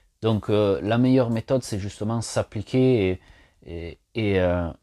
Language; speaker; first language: French; non-native, fluent; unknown